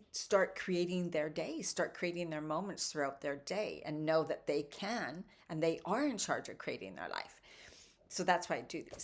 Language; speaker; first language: English; native; English